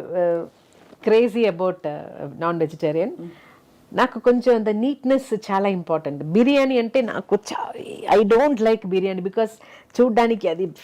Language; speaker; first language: Telugu; non-native, fluent; Malayalam